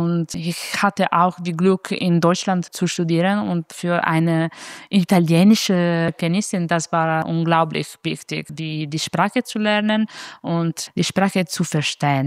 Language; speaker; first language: German; non-native, fluent; Italian